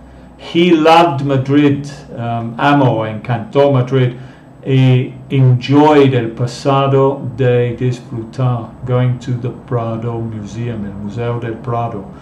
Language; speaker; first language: Spanish; non-native, fluent; English